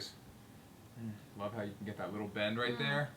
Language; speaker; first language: English; native; English